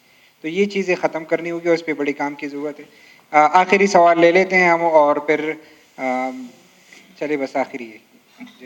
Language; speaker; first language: Urdu; native; Urdu